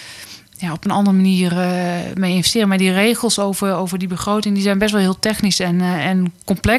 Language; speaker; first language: Dutch; native; Dutch